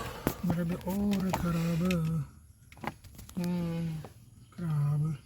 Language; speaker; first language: Hindi; non-native, local second language; Kok Borok